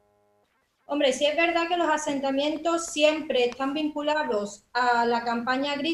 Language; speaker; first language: Spanish; native; Spanish